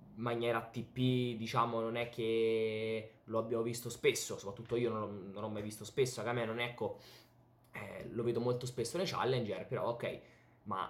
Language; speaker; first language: Italian; native; Italian